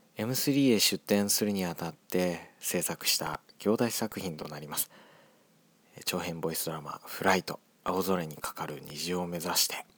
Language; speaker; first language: Japanese; native; Japanese